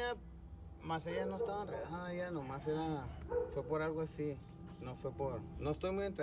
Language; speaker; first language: Spanish; native; Spanish